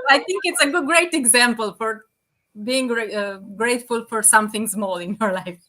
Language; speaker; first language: English; non-native, fluent; Romanian